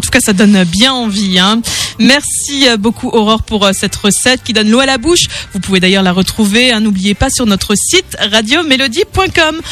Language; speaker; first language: French; native; French